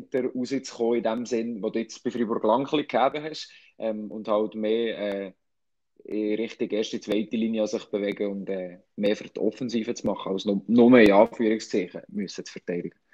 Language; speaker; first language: German; native; German